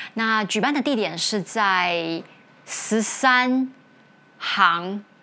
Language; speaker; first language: Chinese; non-native, local second language; Min Nan Chinese